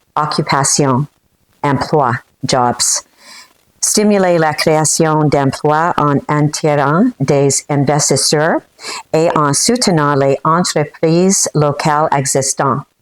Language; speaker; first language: French; non-native, local second language; English